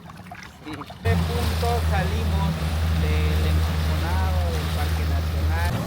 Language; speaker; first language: Spanish; native; Spanish